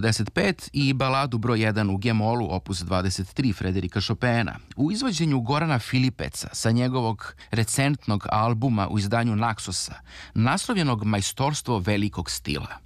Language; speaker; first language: Serbian; native; Serbian